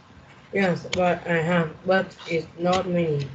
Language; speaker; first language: English; non-native, learner; Vietnamese